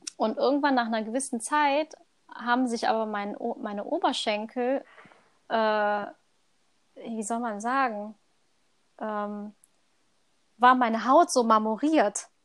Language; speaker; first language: German; early bilingual, other home language; Thai